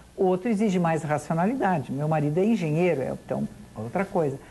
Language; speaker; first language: Portuguese; native; Portuguese